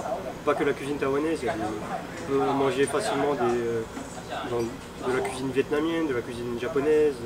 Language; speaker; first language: French; early bilingual, other home language; Min Nan Chinese